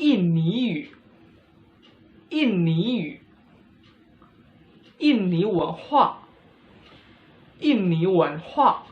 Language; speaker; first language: Chinese; non-native, fluent; Indonesian